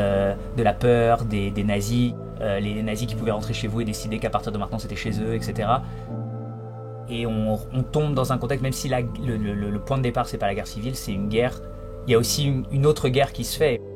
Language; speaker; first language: French; native; French